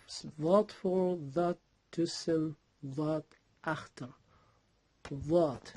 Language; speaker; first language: Dutch; non-native, learner; Somali